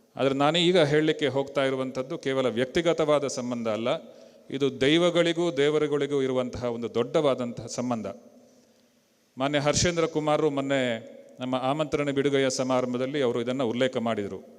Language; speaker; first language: Kannada; non-native, local second language; Tulu